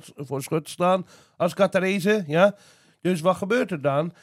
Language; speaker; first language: Dutch; non-native, fluent; Azerbaijani